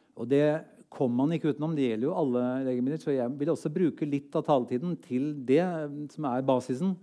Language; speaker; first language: Norwegian; native; Norwegian